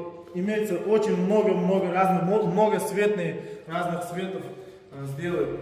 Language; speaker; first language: Russian; non-native, learner; Uzbek